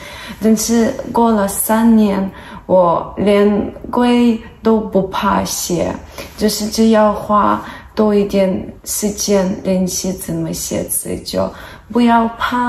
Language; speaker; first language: Chinese; non-native, fluent; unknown